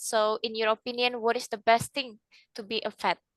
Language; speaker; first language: English; non-native, fluent; Indonesian